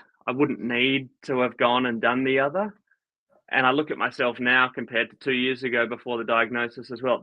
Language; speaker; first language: English; native; English